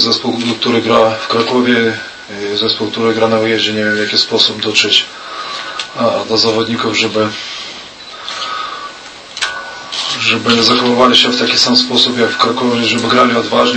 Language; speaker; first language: Polish; non-native, fluent; Russian